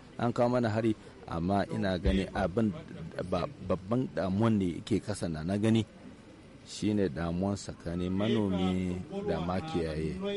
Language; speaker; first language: Hausa; non-native, local second language; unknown